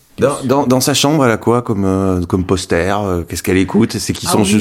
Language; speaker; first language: French; native; French